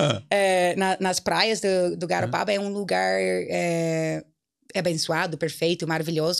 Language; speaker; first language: Portuguese; non-native, fluent; English